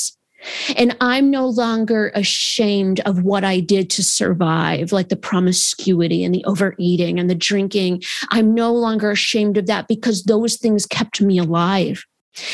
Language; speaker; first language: English; native; English